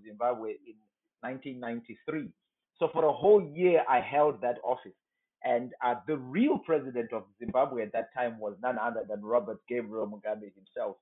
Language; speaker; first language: English; non-native, local second language; Shona